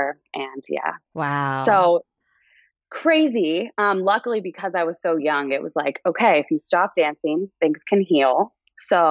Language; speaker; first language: English; native; English